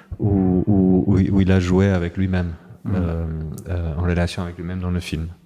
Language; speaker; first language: French; non-native, fluent; Albanian